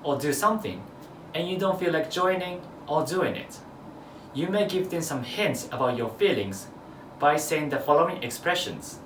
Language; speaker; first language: English; non-native, fluent; Japanese